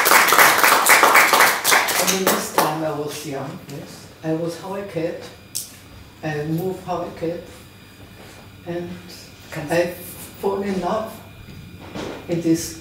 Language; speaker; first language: English; non-native, learner; German